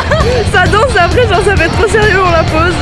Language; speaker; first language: French; native; French